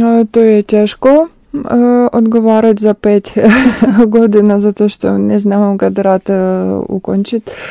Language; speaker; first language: Croatian; non-native, learner; Russian